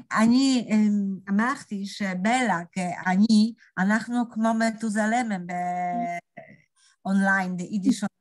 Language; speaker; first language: Hebrew; non-native, learner; English